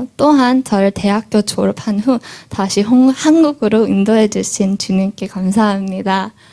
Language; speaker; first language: Korean; early bilingual, heritage; Korean